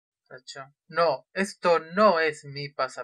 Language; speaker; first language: Spanish; non-native, fluent; Russian